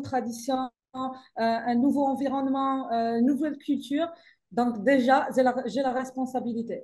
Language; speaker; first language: French; non-native, local second language; Arabic